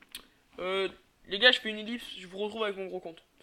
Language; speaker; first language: French; native; French